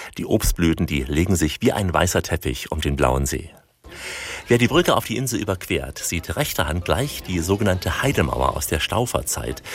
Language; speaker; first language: German; native; German